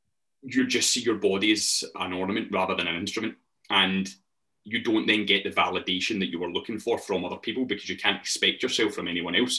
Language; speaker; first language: English; native; English